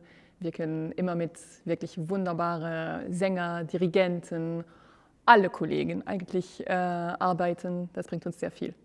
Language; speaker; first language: German; non-native, fluent; French